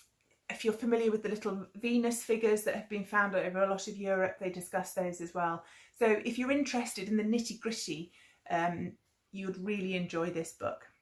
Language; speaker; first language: English; native; English